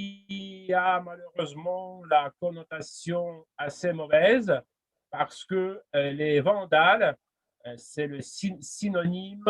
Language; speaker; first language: French; non-native, fluent; Russian